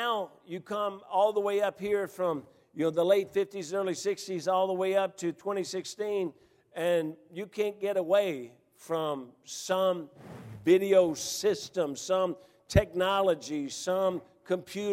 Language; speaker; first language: English; native; English